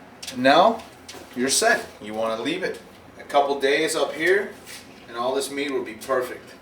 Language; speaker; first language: English; native; English